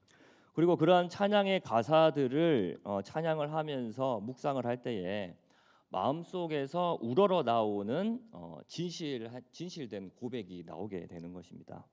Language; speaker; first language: Korean; native; Korean